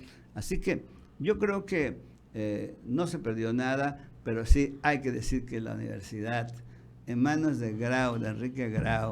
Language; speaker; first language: Spanish; native; Spanish